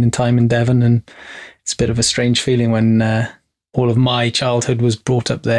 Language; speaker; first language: English; native; English